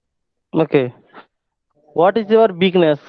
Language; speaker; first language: English; non-native, local second language; Hindi